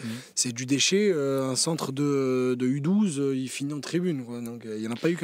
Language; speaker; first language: French; native; French